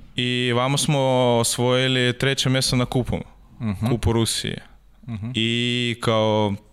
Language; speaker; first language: Serbian; non-native, learner; Russian